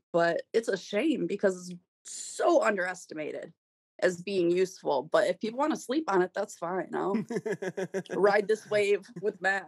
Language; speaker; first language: English; native; English